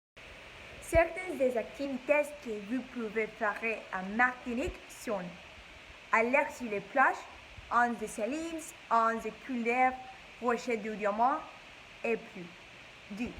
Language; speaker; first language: French; non-native, learner; English